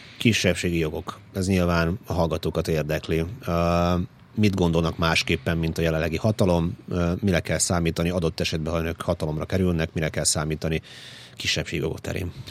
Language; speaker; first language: Hungarian; native; Hungarian